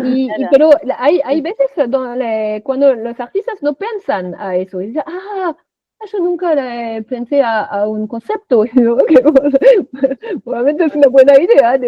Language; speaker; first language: Spanish; non-native, fluent; French